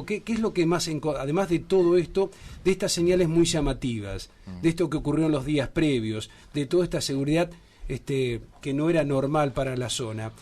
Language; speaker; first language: Spanish; native; Spanish